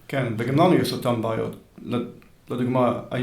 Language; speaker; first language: Hebrew; early bilingual, heritage; Hebrew